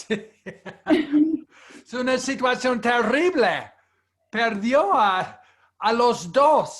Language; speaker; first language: Spanish; non-native, fluent; English